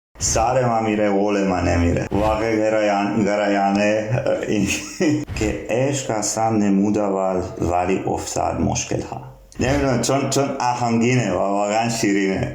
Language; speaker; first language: Persian; non-native, learner; Serbian